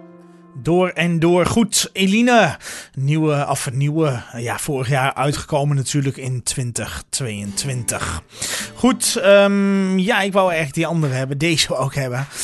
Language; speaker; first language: Dutch; native; Dutch